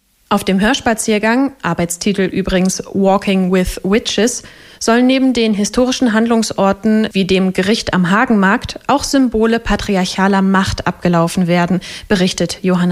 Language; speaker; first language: German; native; German